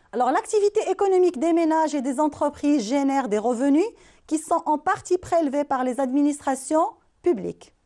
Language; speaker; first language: French; non-native, local second language; Arabic